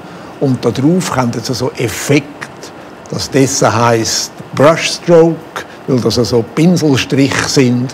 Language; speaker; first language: German; native; German